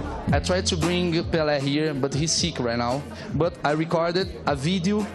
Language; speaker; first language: English; non-native, learner; Portuguese